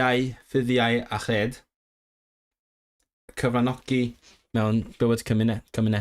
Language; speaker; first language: Welsh; non-native, learner; Cantonese